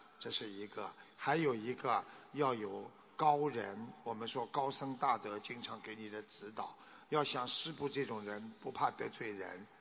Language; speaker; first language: Chinese; native; Chinese